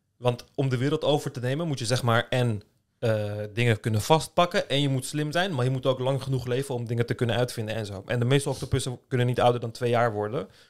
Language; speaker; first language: Dutch; early bilingual, other home language; Turkish